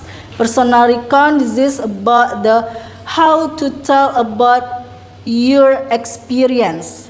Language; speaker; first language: English; non-native, learner; Indonesian